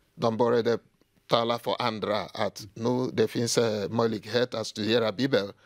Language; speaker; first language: Swedish; non-native, fluent; Igbo